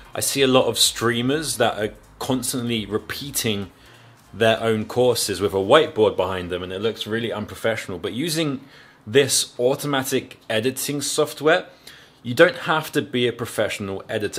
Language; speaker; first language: English; native; English